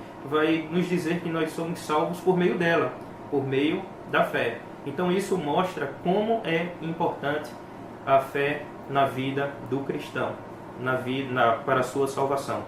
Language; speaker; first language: Portuguese; native; Portuguese